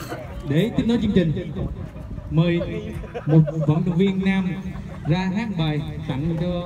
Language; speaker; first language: Vietnamese; native; Vietnamese